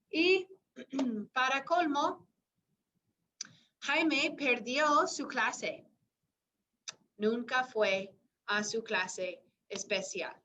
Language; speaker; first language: Spanish; non-native, fluent; English